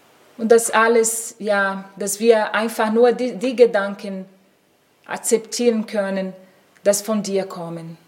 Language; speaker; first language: German; non-native, fluent; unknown